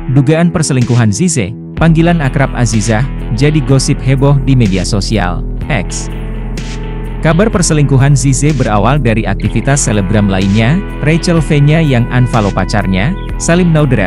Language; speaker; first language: Indonesian; native; Indonesian